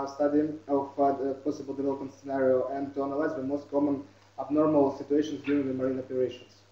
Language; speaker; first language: English; non-native, fluent; Russian